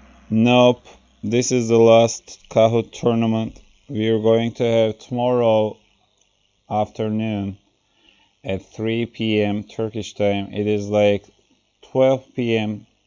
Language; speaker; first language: English; non-native, fluent; Turkish